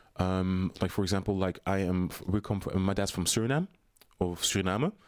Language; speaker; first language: English; non-native, fluent; Dutch